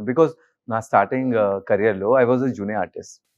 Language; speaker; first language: Telugu; non-native, learner; Hindi